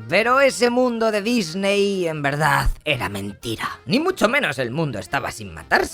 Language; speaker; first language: Spanish; native; Spanish